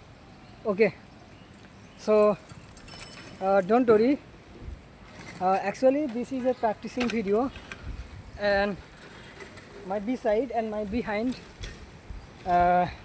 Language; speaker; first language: English; non-native, learner; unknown